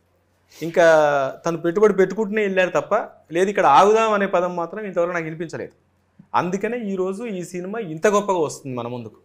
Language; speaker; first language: Telugu; native; Telugu